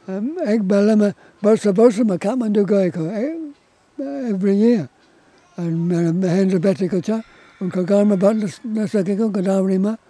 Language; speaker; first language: Nepali; non-native, learner; English